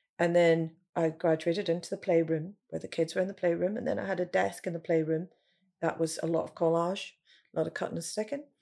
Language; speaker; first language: English; native; English